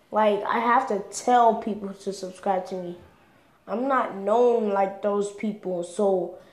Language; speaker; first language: English; native; English